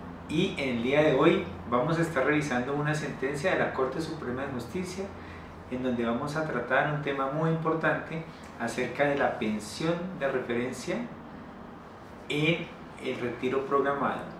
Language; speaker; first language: Spanish; native; Spanish